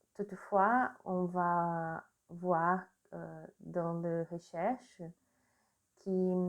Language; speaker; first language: French; non-native, learner; Portuguese